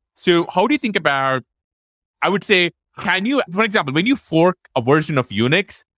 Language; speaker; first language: English; non-native, local second language; Tamil